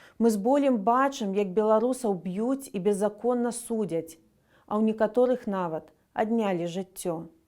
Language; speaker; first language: Belarusian; native; Belarusian